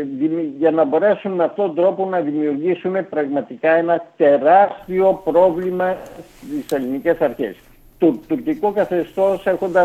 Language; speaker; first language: Greek; native; Greek